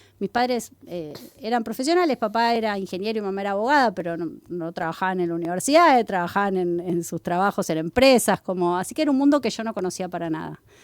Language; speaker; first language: Spanish; native; Spanish